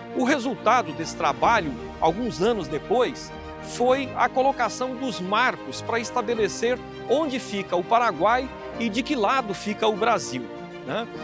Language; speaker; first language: Portuguese; native; Portuguese